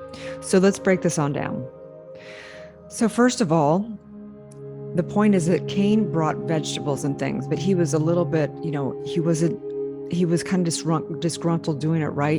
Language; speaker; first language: English; native; English